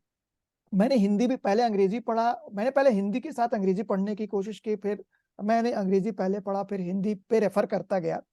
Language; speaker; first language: Hindi; native; Hindi